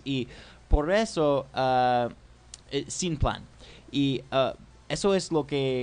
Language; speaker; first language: Spanish; non-native, learner; English